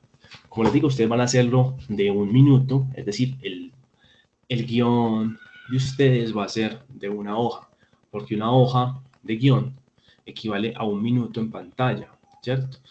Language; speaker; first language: Spanish; native; Spanish